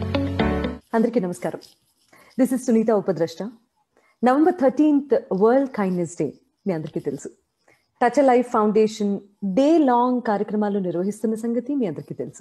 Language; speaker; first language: Telugu; native; Telugu